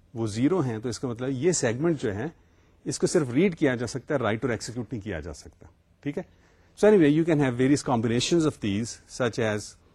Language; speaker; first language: Urdu; native; Urdu